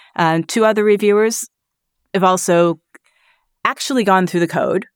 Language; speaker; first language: English; native; English